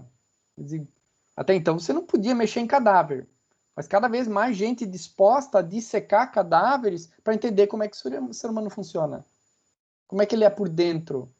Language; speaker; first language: Portuguese; native; Portuguese